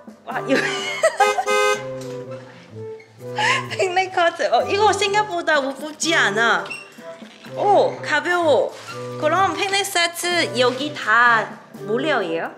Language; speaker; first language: Korean; non-native, learner; Cantonese